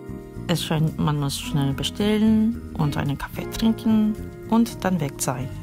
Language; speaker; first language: German; non-native, fluent; Korean